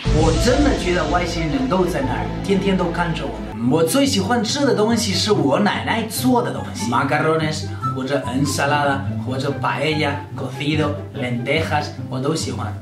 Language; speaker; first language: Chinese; non-native, fluent; Spanish